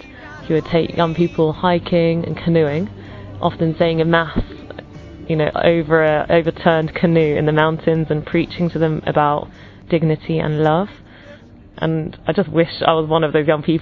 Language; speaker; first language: English; native; English